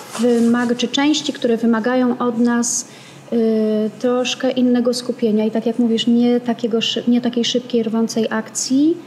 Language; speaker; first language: Polish; native; Polish